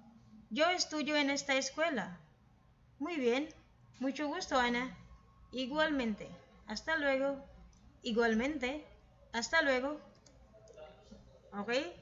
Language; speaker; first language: Spanish; non-native, fluent; Filipino